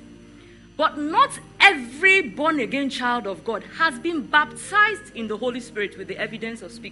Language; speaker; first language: English; non-native, local second language; Igbo